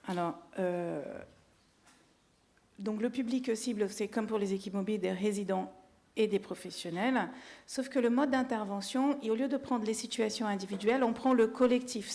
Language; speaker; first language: French; native; French